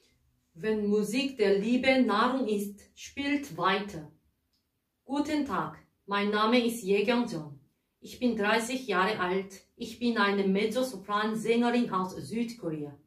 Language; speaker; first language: German; non-native, learner; Korean